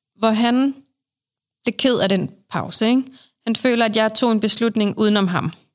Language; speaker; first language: Danish; native; Danish